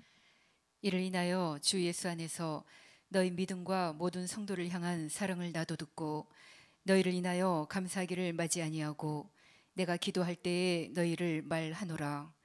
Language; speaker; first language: Korean; native; Korean